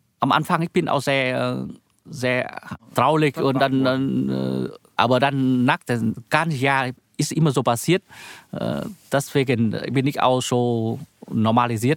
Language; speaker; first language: German; non-native, learner; Vietnamese